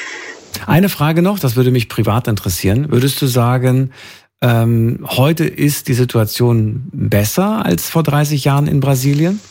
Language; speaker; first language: German; native; German